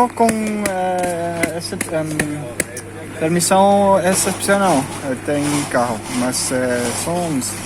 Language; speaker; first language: Portuguese; non-native, fluent; German